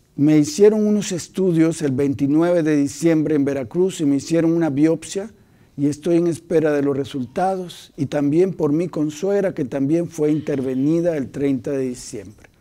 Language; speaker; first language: Spanish; native; Spanish